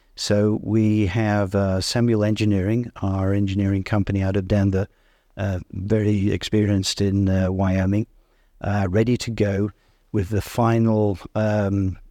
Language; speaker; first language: English; native; English